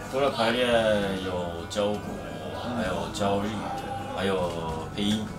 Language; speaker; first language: Chinese; non-native, fluent; Japanese